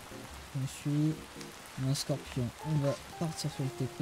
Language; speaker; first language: French; native; French